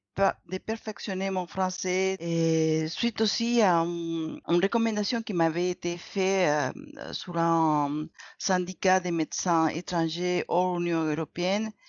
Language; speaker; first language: French; non-native, fluent; Spanish